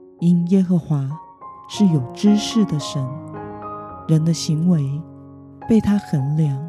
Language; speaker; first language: Chinese; native; Chinese